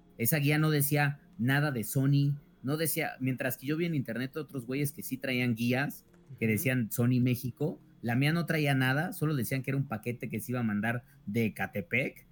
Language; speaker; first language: Spanish; native; Spanish